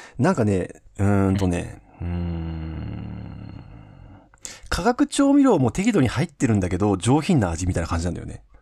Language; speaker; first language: Japanese; native; Japanese